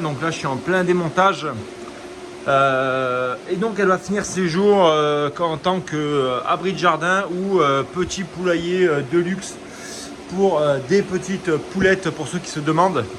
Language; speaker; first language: French; native; French